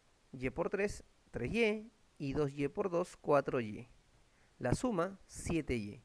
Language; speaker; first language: Spanish; native; Spanish